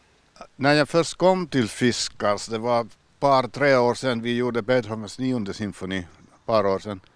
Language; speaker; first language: Swedish; non-native, local second language; Finnish